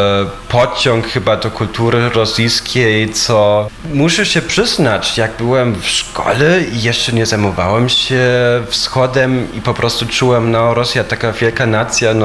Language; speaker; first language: Polish; non-native, fluent; German